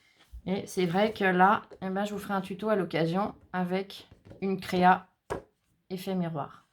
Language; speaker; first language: French; native; French